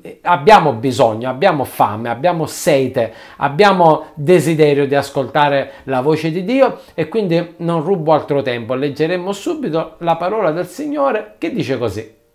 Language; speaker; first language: Italian; native; Italian